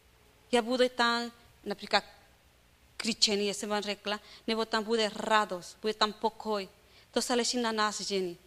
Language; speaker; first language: Czech; non-native, learner; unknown